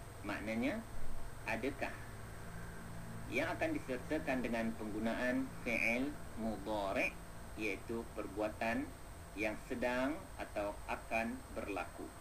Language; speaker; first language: Malay; native; Malay